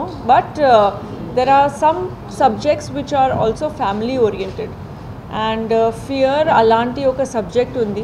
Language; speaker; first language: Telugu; non-native, fluent; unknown